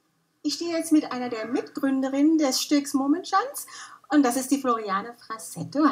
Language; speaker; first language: German; native; German